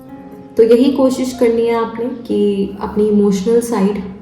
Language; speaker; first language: Hindi; native; Hindi